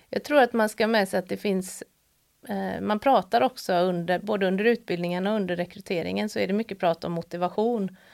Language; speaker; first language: Swedish; native; Swedish